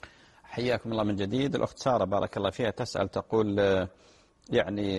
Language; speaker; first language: Arabic; native; Arabic